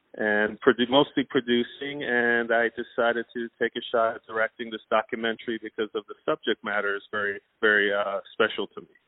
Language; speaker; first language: English; non-native, fluent; Persian